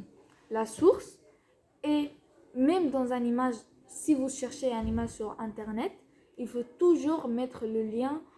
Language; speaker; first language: French; non-native, fluent; Spanish